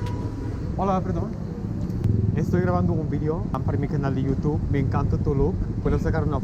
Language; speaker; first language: Spanish; non-native, learner; English